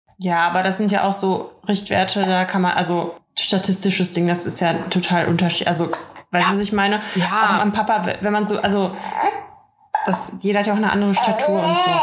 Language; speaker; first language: German; early bilingual, other home language; Russian